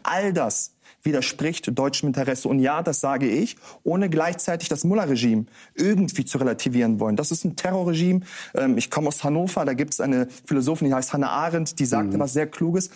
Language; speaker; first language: German; native; German